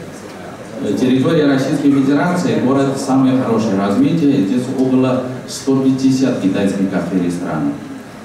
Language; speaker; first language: Russian; non-native, fluent; Chinese